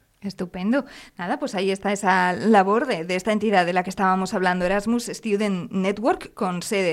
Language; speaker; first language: Spanish; native; Spanish